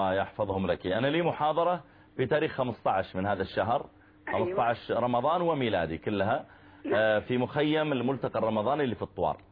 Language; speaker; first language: Arabic; native; Arabic